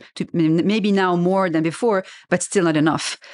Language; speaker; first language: English; non-native, fluent; French